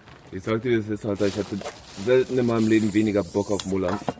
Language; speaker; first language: German; native; German